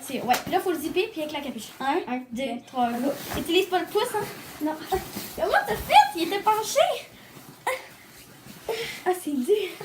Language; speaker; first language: French; native; French